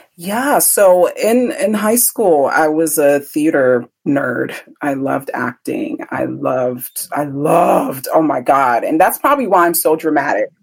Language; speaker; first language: English; early bilingual, other home language; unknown